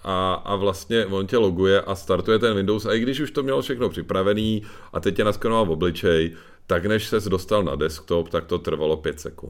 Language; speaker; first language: Czech; native; Czech